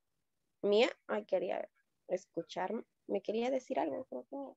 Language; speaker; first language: Spanish; native; Spanish